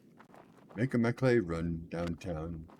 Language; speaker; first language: English; native; English